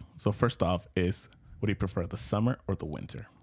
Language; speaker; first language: English; early bilingual, other home language; Spanish